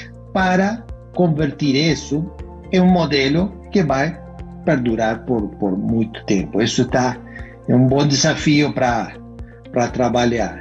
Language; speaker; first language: Portuguese; non-native, fluent; Spanish